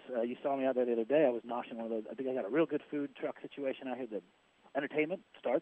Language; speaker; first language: English; native; English